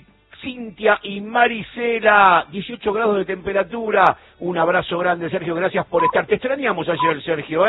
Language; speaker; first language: Spanish; native; Spanish